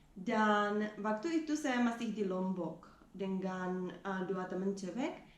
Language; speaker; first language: Indonesian; non-native, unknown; English